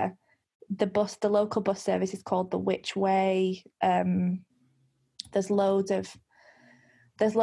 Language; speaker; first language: English; native; English